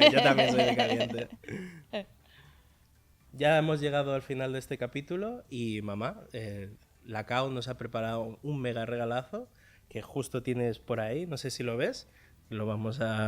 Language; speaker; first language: Spanish; early bilingual, other home language; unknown